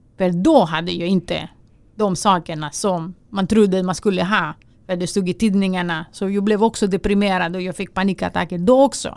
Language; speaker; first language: Swedish; non-native, fluent; Greek